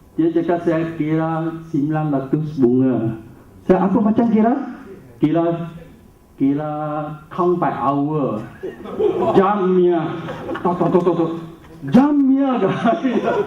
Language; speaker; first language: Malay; non-native, local second language; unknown